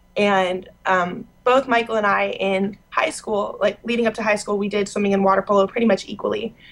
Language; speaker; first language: English; native; English